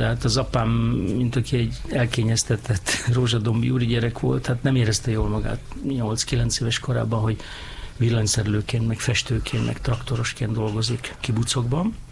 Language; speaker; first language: Hungarian; native; Hungarian